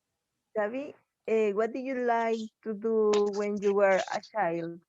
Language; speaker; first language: English; non-native, learner; Spanish